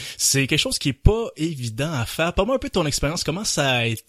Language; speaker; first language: French; native; French